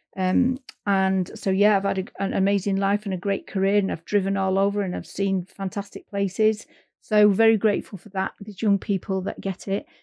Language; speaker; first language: English; native; English